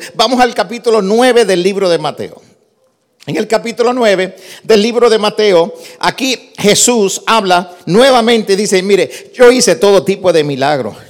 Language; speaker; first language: Spanish; early bilingual, heritage; Spanish